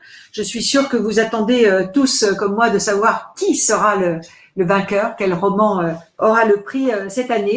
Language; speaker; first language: French; native; French